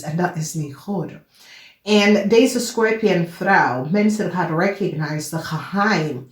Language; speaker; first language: Dutch; non-native, fluent; English